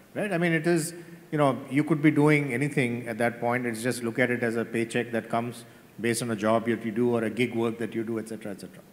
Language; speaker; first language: English; non-native, local second language; Tamil